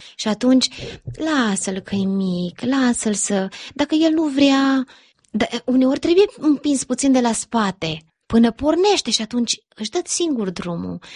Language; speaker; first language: Romanian; early bilingual, heritage; Romanian